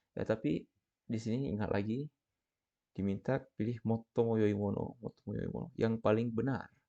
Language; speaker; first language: Indonesian; native; Indonesian